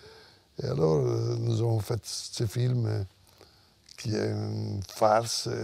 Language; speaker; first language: French; non-native, fluent; Italian